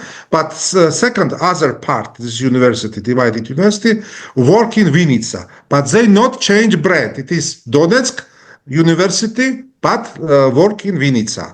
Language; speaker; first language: English; non-native, learner; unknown